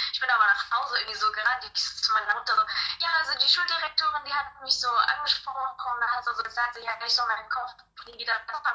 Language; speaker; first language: German; early bilingual, other home language; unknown